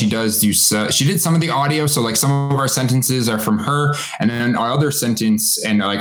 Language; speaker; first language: English; native; English